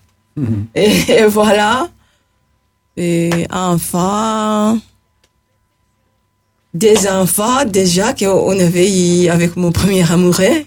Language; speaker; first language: French; non-native, local second language; Rundi